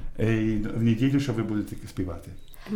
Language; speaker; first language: Ukrainian; early bilingual, heritage; Ukrainian